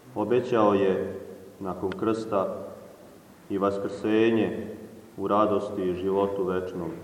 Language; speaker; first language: Serbian; native; Serbian